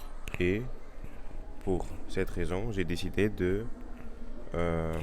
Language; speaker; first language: French; non-native, learner; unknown